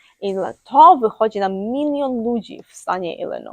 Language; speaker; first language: Polish; early bilingual, heritage; English